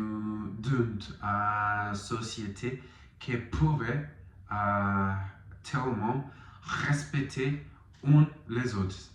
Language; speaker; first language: French; non-native, learner; Spanish